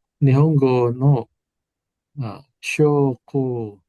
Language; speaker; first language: Japanese; non-native, learner; Filipino